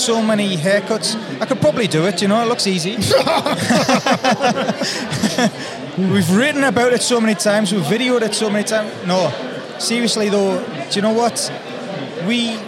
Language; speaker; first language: English; native; English